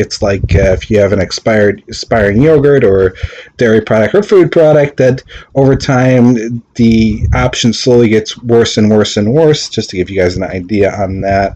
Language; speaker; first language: English; native; English